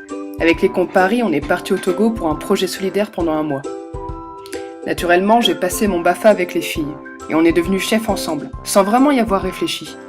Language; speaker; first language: French; native; French